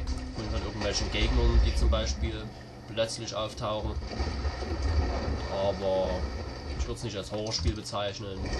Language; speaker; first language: German; native; German